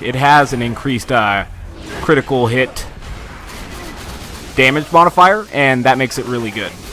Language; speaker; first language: English; native; English